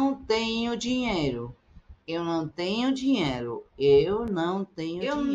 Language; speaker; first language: Portuguese; non-native, fluent; Spanish